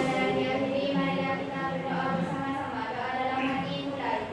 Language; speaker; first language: Indonesian; native; Indonesian